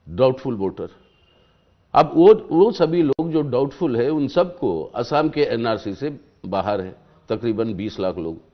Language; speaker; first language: Hindi; non-native, local second language; Telugu